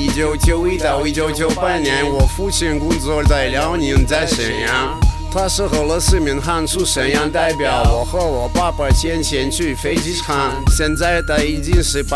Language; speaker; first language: Chinese; non-native, learner; Russian